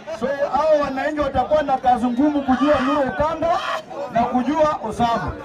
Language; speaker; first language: Swahili; non-native, local second language; Luyia